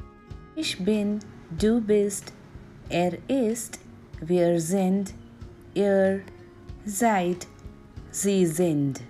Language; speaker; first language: German; non-native, fluent; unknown